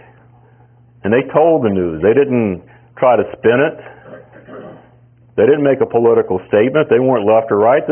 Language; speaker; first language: English; native; English